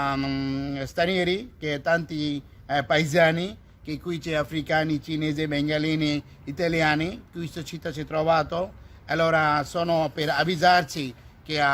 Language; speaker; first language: Italian; non-native, learner; Bangla